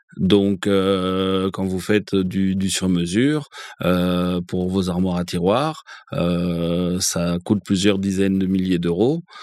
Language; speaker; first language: French; native; French